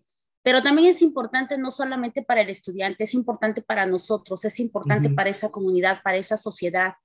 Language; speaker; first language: Spanish; native; Spanish